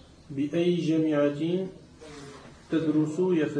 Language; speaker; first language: Arabic; non-native, learner; French